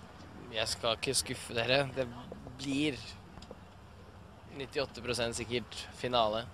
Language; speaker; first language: Norwegian; early bilingual, other home language; Russian